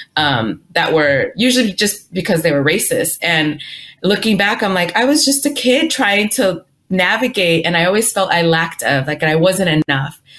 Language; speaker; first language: English; early bilingual, other home language; Spanish